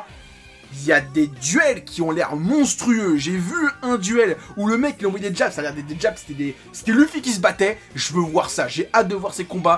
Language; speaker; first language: French; native; French